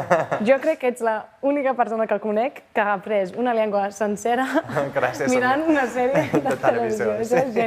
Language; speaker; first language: Catalan; non-native, fluent; English